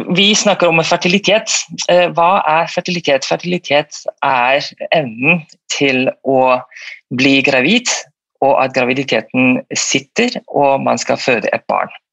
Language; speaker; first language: Norwegian; non-native, fluent; Malay